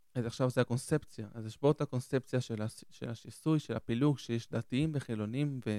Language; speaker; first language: Hebrew; early bilingual, other home language; Spanish